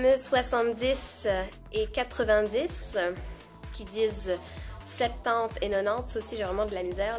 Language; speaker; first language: French; native; French